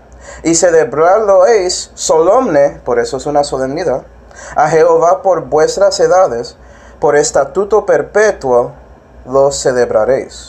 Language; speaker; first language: Spanish; non-native, fluent; English